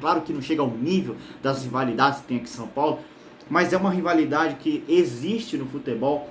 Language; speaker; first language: Portuguese; native; Portuguese